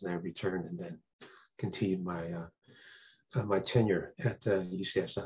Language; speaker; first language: English; early bilingual, other home language; Cantonese